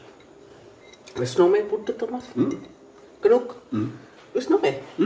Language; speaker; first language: German; non-native, local second language; Tamil